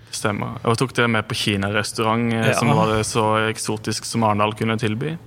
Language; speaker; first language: Norwegian; native; Norwegian